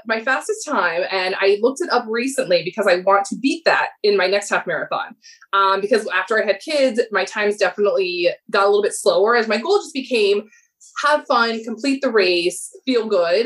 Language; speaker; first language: English; native; English